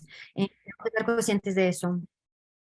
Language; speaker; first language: Spanish; non-native, fluent; English